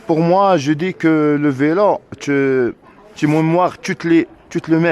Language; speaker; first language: French; non-native, learner; Arabic